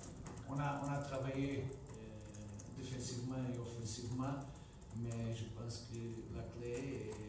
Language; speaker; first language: French; non-native, fluent; Portuguese